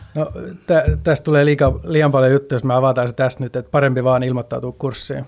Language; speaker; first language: Finnish; early bilingual, heritage; Finnish